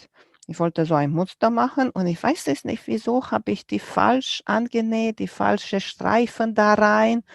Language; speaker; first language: German; non-native, fluent; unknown